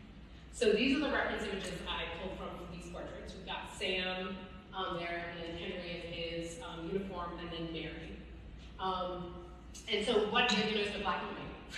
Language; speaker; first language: English; native; English